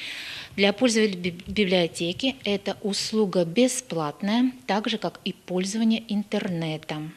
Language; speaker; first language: Russian; native; Russian